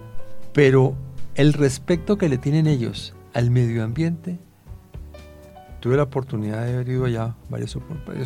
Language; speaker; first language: Spanish; native; Spanish